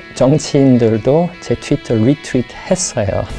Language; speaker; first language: Korean; non-native, fluent; English